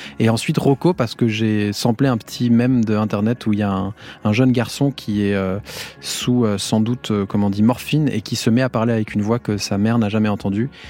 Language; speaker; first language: French; native; French